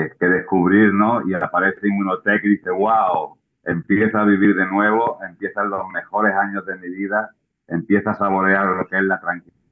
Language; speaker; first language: Spanish; native; Spanish